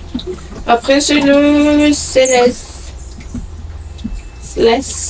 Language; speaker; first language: French; non-native, local second language; Malagasy